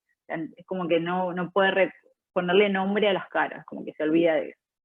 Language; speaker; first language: Spanish; native; Spanish